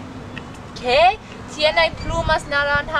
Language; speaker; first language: Spanish; non-native, learner; English